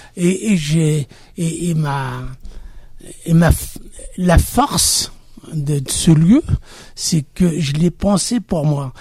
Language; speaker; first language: French; non-native, local second language; Kabyle